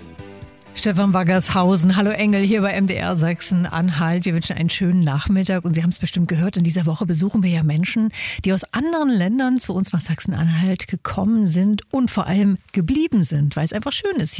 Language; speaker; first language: German; native; German